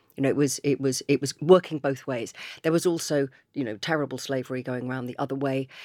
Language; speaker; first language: English; native; English